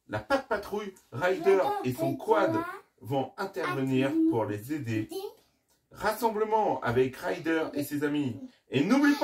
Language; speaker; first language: French; native; French